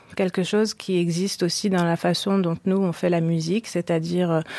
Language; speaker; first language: French; non-native, local second language; Arabic